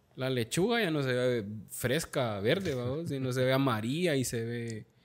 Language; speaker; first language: Spanish; native; Spanish